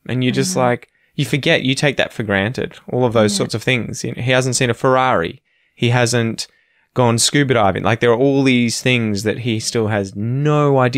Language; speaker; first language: English; native; English